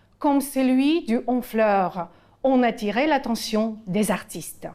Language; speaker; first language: French; non-native, fluent; Ukrainian